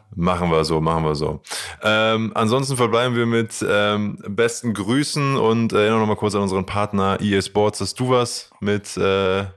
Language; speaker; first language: German; native; German